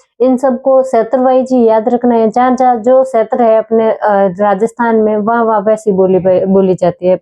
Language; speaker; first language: Hindi; native; Hindi